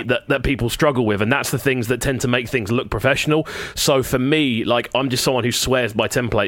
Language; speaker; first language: English; native; English